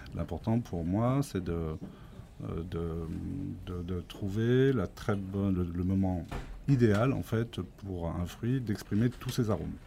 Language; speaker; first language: French; native; French